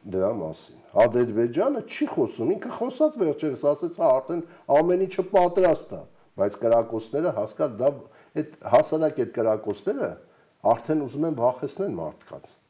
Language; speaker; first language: Armenian; native; Armenian